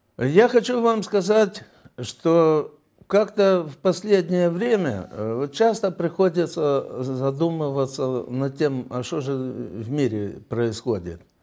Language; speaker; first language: Russian; native; Russian